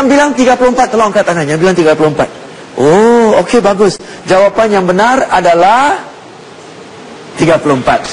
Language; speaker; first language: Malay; non-native, local second language; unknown